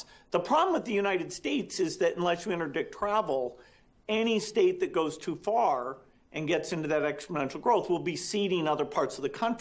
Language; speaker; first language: English; native; English